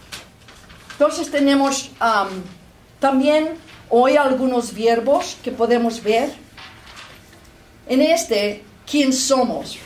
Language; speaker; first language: Spanish; non-native, fluent; Portuguese